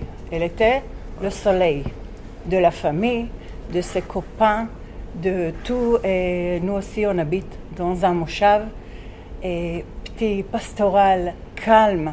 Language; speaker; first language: French; non-native, fluent; Hebrew